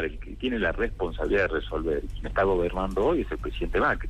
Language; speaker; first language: Spanish; native; Spanish